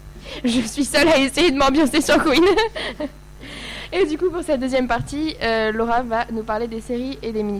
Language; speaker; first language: French; native; French